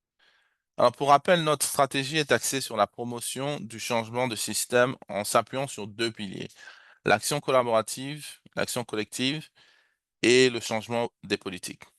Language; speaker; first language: French; native; French